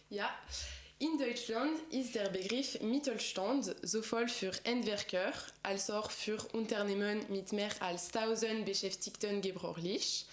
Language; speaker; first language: German; non-native, fluent; French